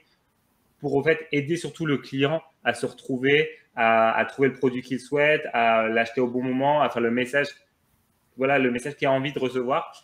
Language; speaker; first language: French; native; French